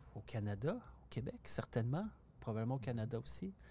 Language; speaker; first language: French; native; French